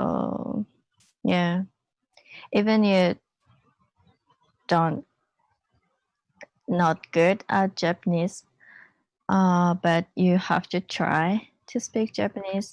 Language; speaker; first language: English; non-native, learner; Japanese